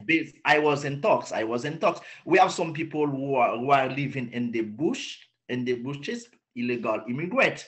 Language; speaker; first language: English; non-native, learner; Haitian Creole